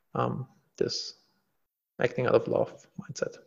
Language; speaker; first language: English; non-native, fluent; German